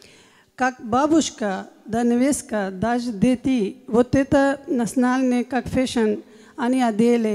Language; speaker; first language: Russian; non-native, learner; Hindi